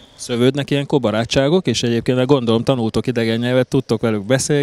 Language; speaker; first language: Hungarian; native; Hungarian